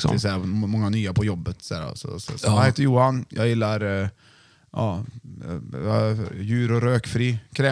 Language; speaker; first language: Swedish; native; Swedish